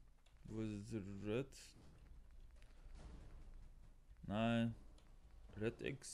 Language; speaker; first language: German; non-native, learner; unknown